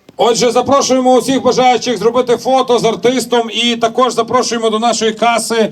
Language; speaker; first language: Ukrainian; native; Ukrainian